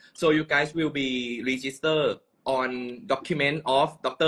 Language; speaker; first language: English; non-native, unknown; Thai